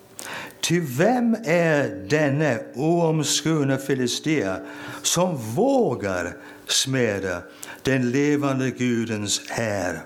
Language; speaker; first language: Swedish; non-native, fluent; English